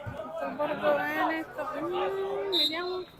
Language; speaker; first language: Italian; native; Italian